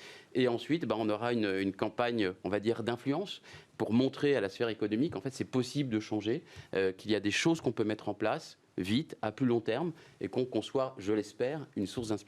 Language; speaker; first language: French; native; French